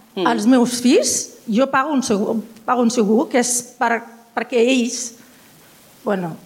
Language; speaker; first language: Catalan; non-native, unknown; Berber languages